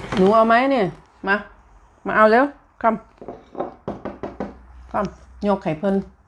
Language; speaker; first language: Thai; native; Thai